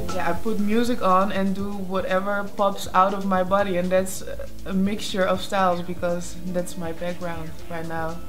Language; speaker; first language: English; non-native, fluent; Dutch